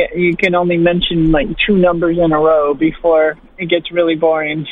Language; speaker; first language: English; native; English